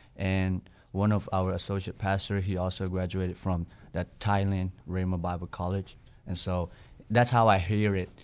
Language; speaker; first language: English; non-native, fluent; Burmese